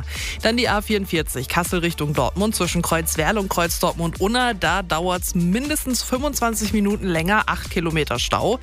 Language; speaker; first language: German; native; German